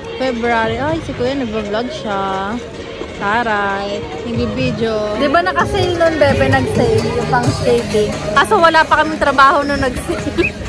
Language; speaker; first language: Filipino; native; Filipino